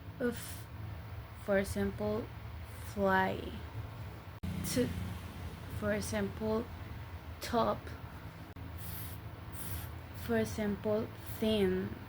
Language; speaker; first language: English; non-native, learner; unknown